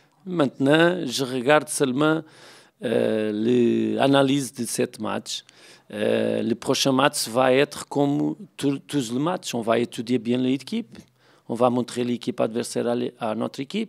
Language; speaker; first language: French; non-native, fluent; Portuguese